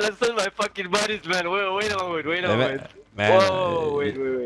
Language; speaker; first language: English; non-native, fluent; Hebrew